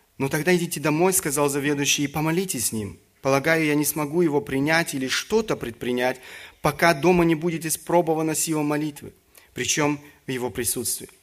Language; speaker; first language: Russian; early bilingual, other home language; German